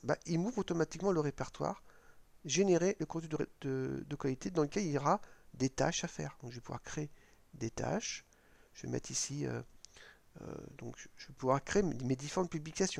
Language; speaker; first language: French; native; French